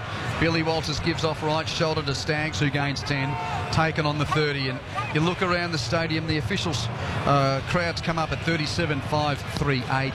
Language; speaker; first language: English; native; English